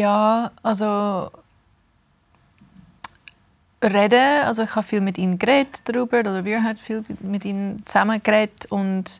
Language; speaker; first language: German; early bilingual, heritage; English